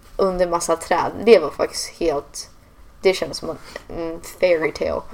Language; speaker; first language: Swedish; early bilingual, heritage; Swedish